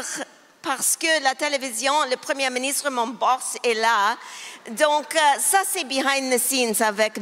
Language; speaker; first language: French; non-native, local second language; English